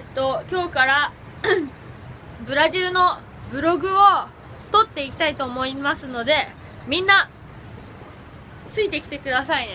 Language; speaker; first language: Japanese; early bilingual, other home language; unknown